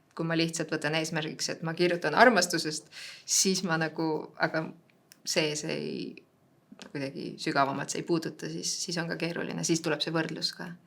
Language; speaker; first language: Estonian; native; Estonian